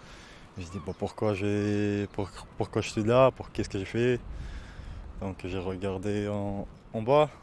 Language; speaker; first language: French; non-native, learner; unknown